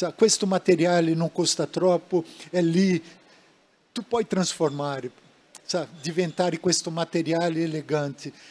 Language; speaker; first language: Italian; non-native, learner; Portuguese